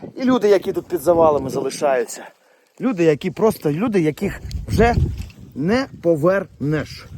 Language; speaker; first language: Ukrainian; native; Ukrainian